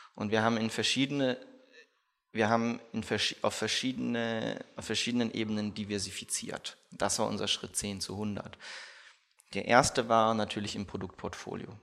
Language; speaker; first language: German; early bilingual, other home language; Russian